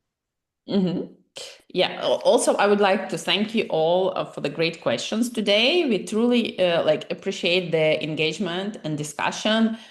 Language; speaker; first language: English; non-native, fluent; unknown